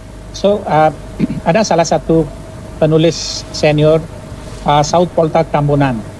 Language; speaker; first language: Indonesian; non-native, fluent; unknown